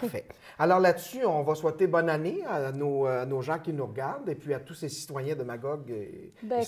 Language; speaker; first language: French; native; French